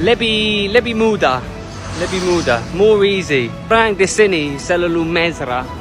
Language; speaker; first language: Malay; non-native, learner; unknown